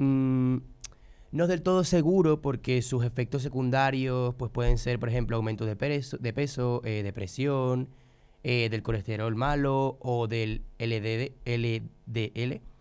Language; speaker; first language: Spanish; native; Spanish